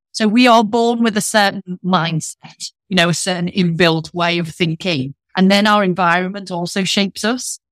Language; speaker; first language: English; native; English